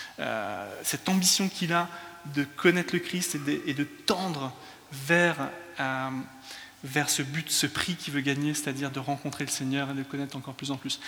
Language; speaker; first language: French; early bilingual, other home language; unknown